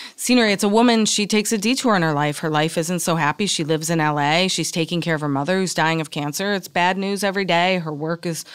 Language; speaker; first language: English; native; English